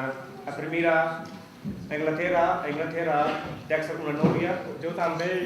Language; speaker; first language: Catalan; non-native, learner; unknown